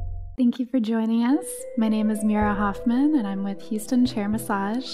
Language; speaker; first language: English; native; English